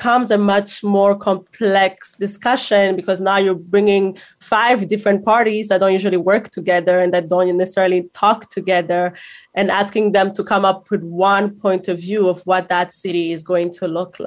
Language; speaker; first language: English; non-native, local second language; Kinyarwanda